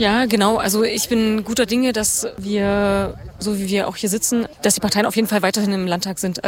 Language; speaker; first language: German; native; German